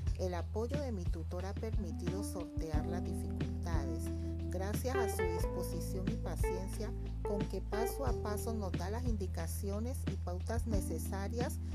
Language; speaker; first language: Spanish; native; Spanish